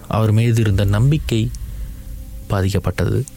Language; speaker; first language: Tamil; early bilingual, heritage; Tamil